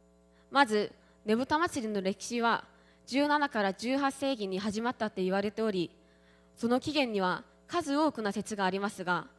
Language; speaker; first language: Japanese; non-native, learner; Korean